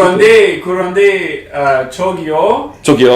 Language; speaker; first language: Korean; non-native, learner; English